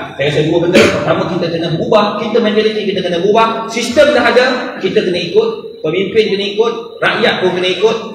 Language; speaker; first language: Malay; non-native, fluent; Arabic